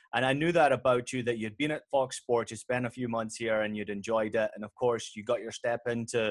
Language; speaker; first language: English; native; English